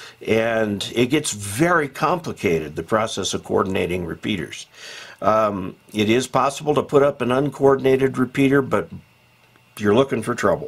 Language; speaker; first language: English; native; English